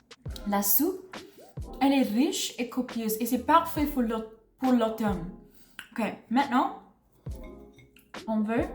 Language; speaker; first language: French; non-native, learner; English